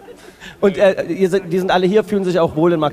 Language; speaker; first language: German; native; German